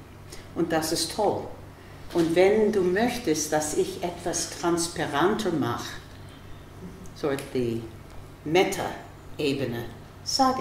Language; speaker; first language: German; non-native, fluent; English